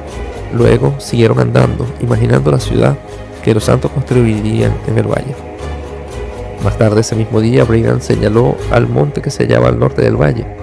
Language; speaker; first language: Spanish; native; Spanish